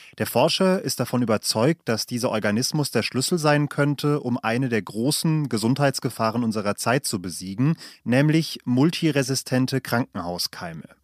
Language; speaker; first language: German; native; German